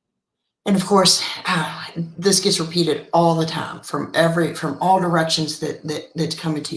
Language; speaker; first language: English; native; English